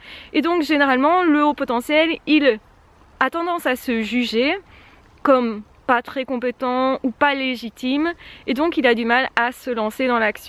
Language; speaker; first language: French; native; French